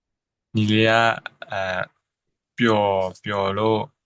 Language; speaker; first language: Chinese; non-native, learner; Burmese